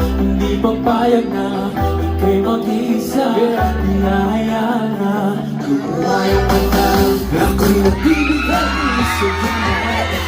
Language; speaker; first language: Filipino; native; Filipino